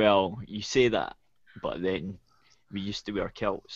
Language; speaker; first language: English; native; English